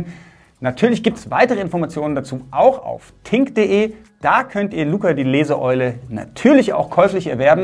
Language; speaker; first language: German; native; German